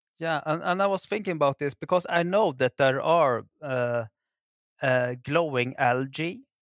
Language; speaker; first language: English; non-native, fluent; Swedish